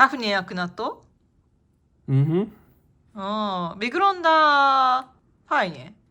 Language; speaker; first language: Polish; non-native, learner; Japanese